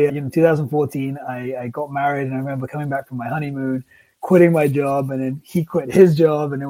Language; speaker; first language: English; native; English